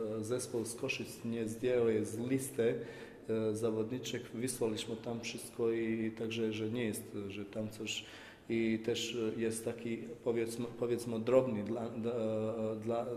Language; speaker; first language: Polish; non-native, fluent; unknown